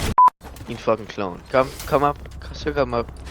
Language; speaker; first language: Danish; native; Danish